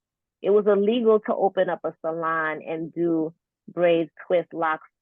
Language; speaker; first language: English; native; English